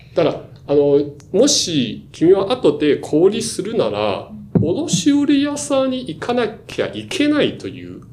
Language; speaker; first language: Japanese; non-native, fluent; Chinese